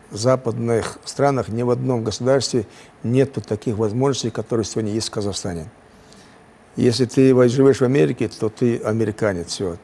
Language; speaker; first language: Russian; non-native, local second language; Chechen